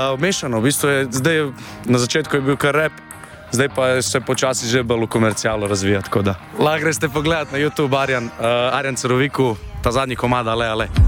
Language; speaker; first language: Slovenian; native; Slovenian